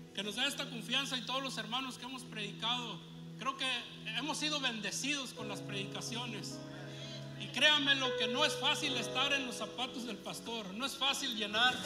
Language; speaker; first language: Spanish; native; Spanish